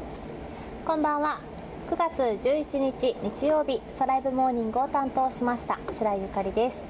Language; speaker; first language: Japanese; native; Japanese